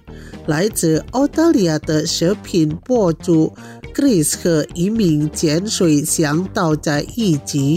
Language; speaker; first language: Chinese; early bilingual, heritage; Chinese